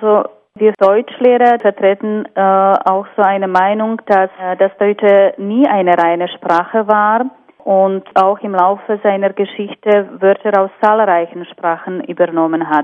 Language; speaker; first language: German; non-native, fluent; Slovak